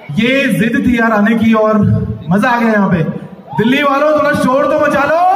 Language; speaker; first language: Hindi; native; Hindi